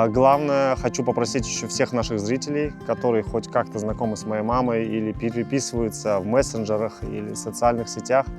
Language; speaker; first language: Russian; native; Russian